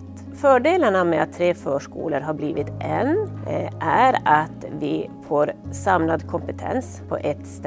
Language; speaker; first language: Swedish; native; Swedish